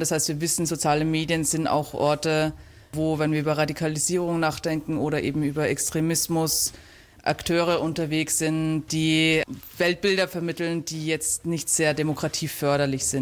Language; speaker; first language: German; native; German